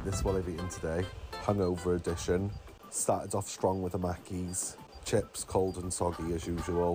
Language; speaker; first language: English; native; English